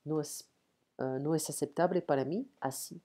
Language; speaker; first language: Spanish; non-native, learner; French